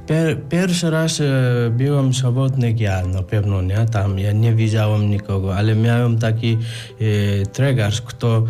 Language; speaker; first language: Polish; non-native, learner; Nepali